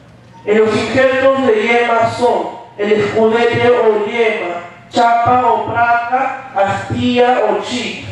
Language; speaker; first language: Spanish; native; Spanish